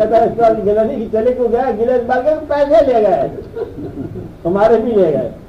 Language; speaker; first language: Urdu; non-native, local second language; Punjabi